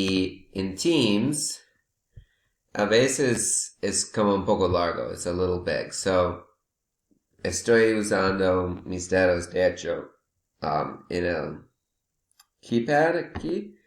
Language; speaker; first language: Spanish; non-native, learner; English